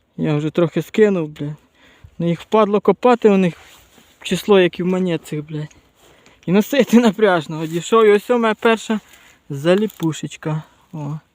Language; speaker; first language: Ukrainian; native; Ukrainian